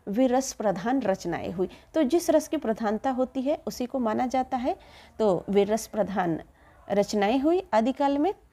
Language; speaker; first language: Hindi; native; Hindi